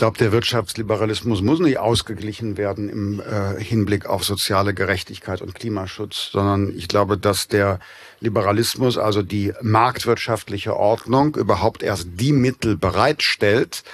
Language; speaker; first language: German; native; German